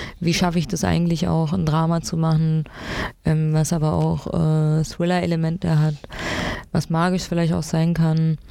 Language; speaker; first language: German; early bilingual, other home language; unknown